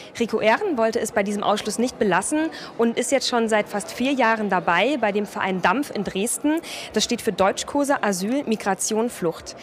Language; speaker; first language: German; native; German